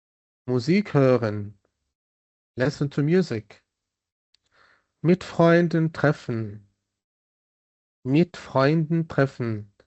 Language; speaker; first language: German; non-native, fluent; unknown